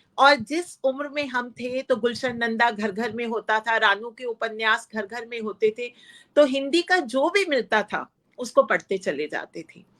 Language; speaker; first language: Hindi; non-native, local second language; Punjabi